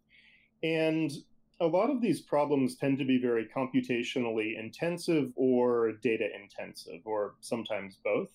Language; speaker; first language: English; native; English